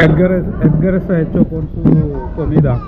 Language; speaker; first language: Spanish; non-native, learner; Malayalam